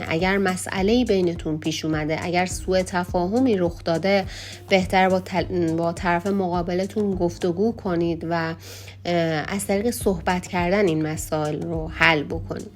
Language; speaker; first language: Persian; native; Persian